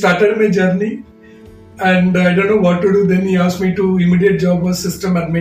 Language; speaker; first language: English; non-native, local second language; Tamil